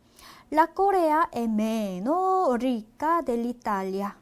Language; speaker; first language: Italian; non-native, fluent; Korean